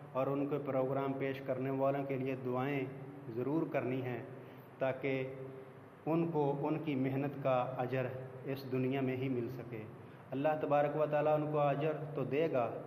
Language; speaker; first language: Urdu; non-native, local second language; Punjabi